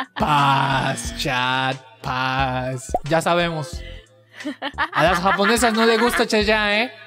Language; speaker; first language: Spanish; non-native, fluent; Japanese